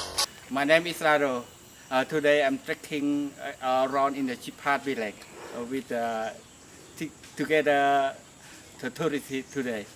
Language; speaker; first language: English; non-native, learner; Khmer